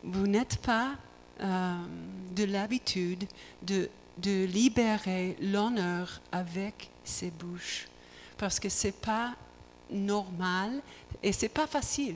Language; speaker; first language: French; non-native, learner; English